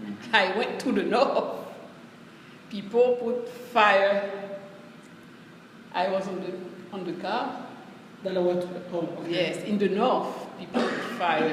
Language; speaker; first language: English; non-native, learner; Haitian Creole